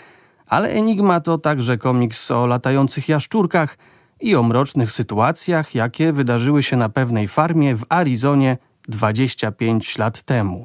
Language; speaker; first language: Polish; native; Polish